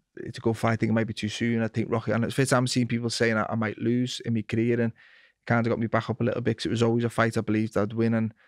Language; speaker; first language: English; native; English